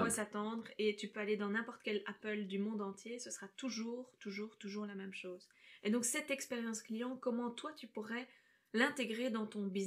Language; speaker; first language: French; native; French